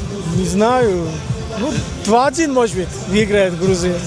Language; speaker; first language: Russian; non-native, fluent; Georgian